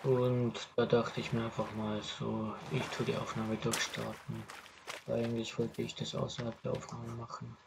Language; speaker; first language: German; native; German